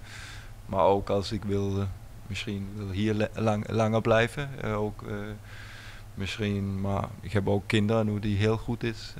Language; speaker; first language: Dutch; non-native, learner; Danish